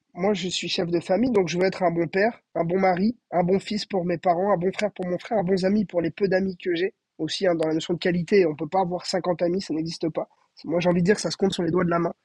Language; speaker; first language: French; native; French